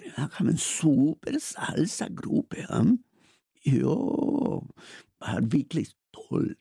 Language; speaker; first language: German; non-native, learner; Spanish